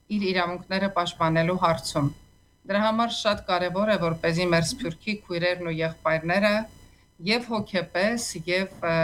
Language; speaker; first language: Armenian; native; Armenian